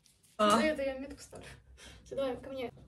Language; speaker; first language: Russian; native; Russian